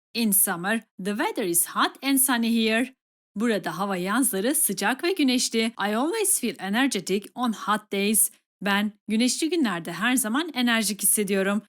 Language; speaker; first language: English; non-native, fluent; Turkish